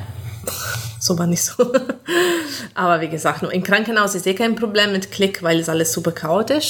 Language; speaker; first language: German; non-native, fluent; Italian